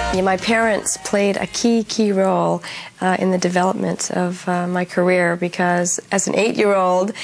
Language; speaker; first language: English; native; English